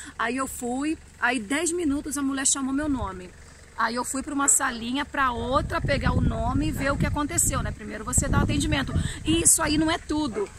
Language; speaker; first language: Portuguese; native; Portuguese